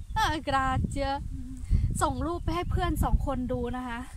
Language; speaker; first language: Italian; non-native, learner; Thai